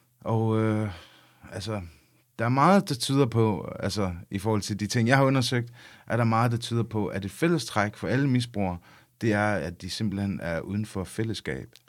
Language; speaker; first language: Danish; early bilingual, other home language; English